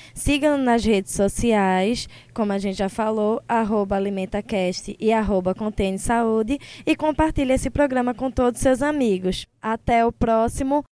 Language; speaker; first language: Portuguese; native; Portuguese